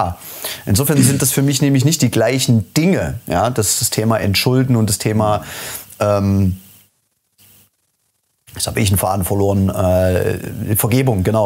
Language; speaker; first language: German; native; German